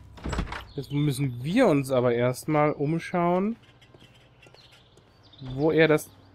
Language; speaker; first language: German; native; German